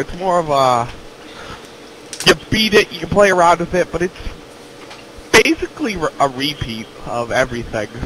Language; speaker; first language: English; native; English